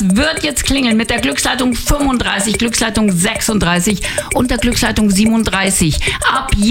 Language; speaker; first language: German; native; German